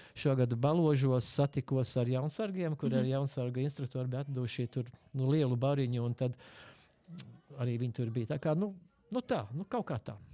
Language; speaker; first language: Latvian; native; Latvian